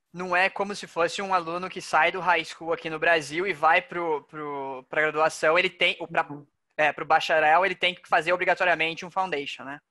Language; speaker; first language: Portuguese; native; Portuguese